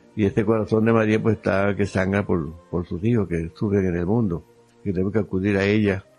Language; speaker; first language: Spanish; native; Spanish